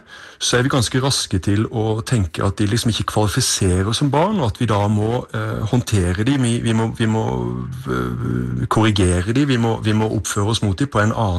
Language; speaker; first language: Norwegian; native; Norwegian